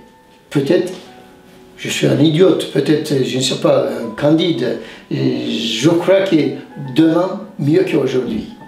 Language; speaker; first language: French; non-native, fluent; Turkish